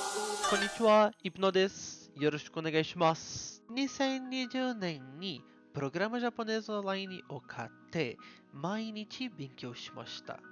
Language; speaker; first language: Japanese; non-native, learner; Portuguese